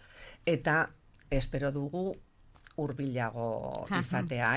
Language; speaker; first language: Basque; non-native, local second language; Spanish